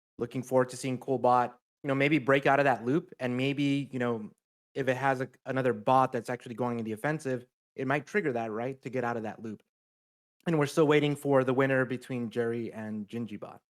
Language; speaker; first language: English; native; English